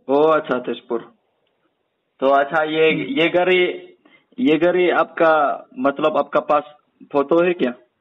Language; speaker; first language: Hindi; non-native, local second language; Khasi